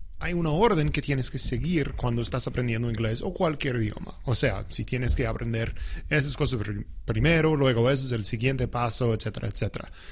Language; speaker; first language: Spanish; non-native, fluent; English